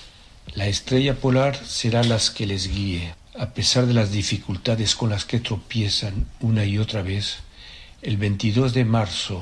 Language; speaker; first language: Spanish; native; Spanish